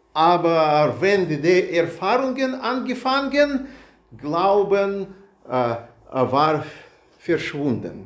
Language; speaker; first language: German; non-native, learner; Russian